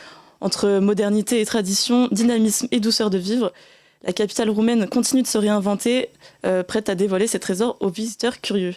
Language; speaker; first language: French; native; French